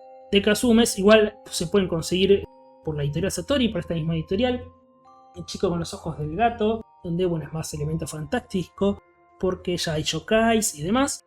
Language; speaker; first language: Spanish; native; Spanish